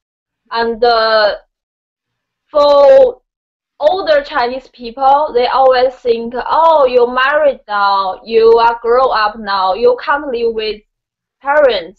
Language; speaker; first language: English; non-native, learner; Chinese